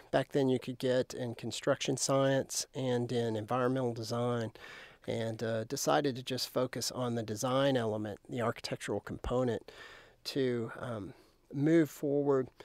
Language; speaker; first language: English; native; English